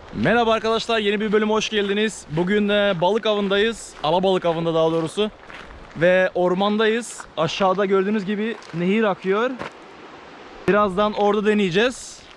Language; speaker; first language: Turkish; early bilingual, heritage; Norwegian